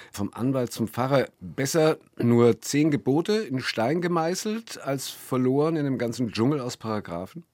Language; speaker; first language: German; native; German